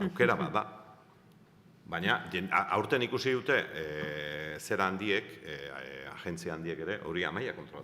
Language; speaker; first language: Basque; native; Basque